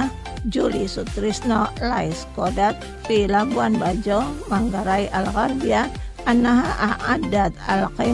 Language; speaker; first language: Arabic; non-native, fluent; Indonesian